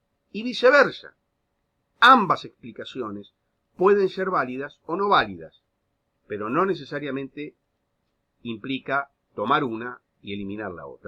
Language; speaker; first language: Spanish; native; Spanish